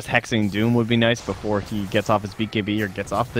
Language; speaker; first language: English; native; English